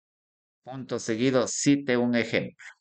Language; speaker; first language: Spanish; native; Spanish